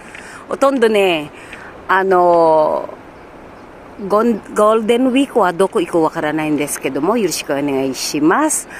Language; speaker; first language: Japanese; non-native, learner; Filipino